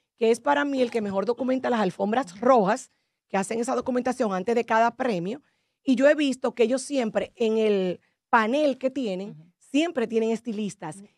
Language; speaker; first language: Spanish; native; Spanish